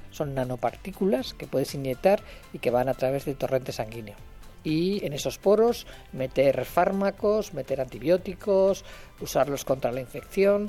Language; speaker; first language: Spanish; native; Spanish